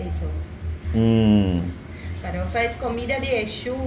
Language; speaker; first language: Spanish; non-native, learner; Portuguese